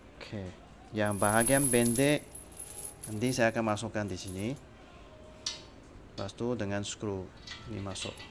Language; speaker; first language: Malay; non-native, local second language; Chinese